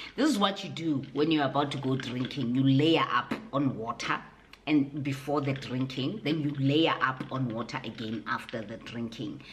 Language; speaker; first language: English; non-native, local second language; Southern Sotho